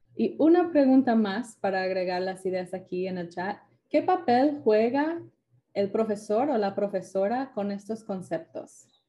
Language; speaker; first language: Spanish; non-native, fluent; English